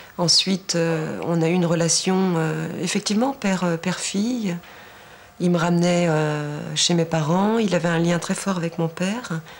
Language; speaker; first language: French; native; French